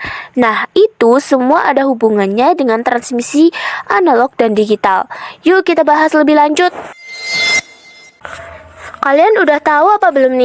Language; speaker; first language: Indonesian; native; Indonesian